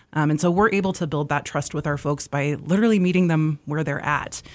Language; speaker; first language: English; native; English